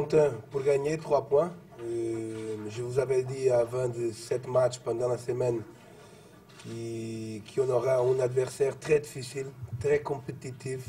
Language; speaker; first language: French; non-native, fluent; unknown